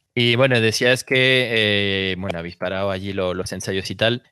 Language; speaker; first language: Spanish; non-native, fluent; French